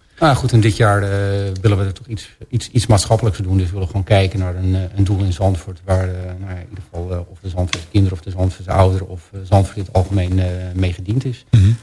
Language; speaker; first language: Dutch; native; Dutch